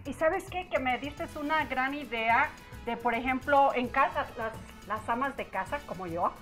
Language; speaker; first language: Spanish; native; Spanish